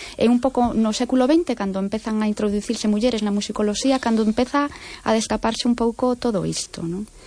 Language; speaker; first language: Galician; non-native, local second language; Spanish